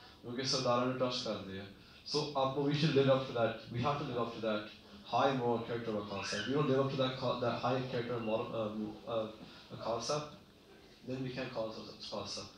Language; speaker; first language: English; early bilingual, other home language; Punjabi